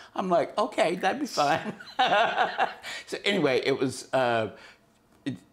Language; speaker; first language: English; native; English